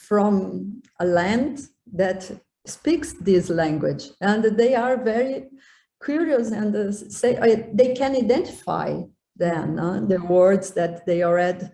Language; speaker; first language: English; non-native, learner; Portuguese